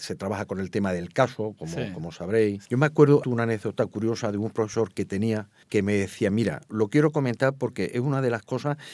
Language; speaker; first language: Spanish; native; Spanish